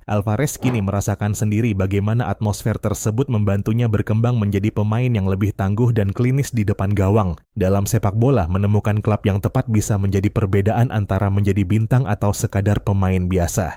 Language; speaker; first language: Indonesian; native; Indonesian